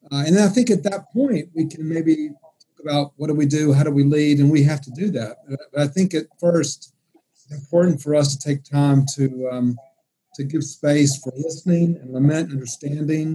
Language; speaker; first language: English; native; English